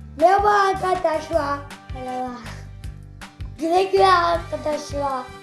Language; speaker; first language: Turkish; early bilingual, heritage; Turkish